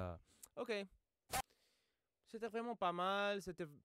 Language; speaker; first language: French; non-native, fluent; English